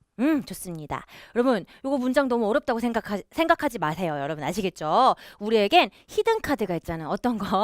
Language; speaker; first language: Korean; native; Korean